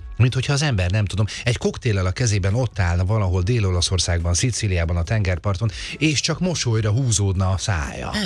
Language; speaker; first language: Hungarian; native; Hungarian